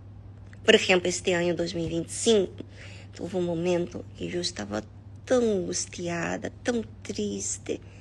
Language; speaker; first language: Portuguese; non-native, learner; Spanish